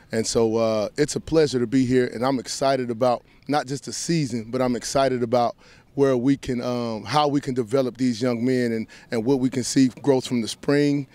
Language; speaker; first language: English; native; English